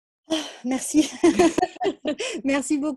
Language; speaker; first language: French; native; French